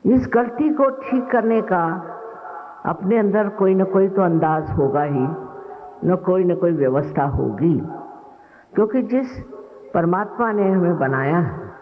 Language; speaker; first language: Hindi; non-native, local second language; Marathi